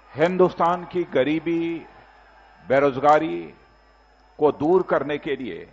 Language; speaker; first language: Hindi; native; Hindi